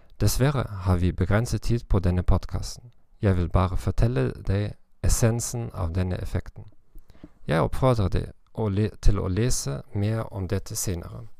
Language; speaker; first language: Norwegian; non-native, learner; German